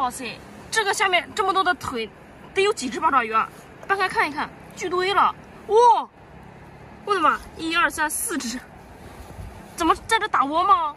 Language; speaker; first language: Chinese; native; Chinese